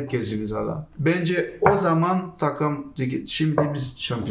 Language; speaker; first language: Turkish; non-native, learner; Portuguese